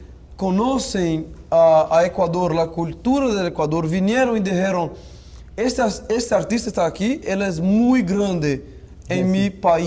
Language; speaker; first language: Spanish; non-native, fluent; Portuguese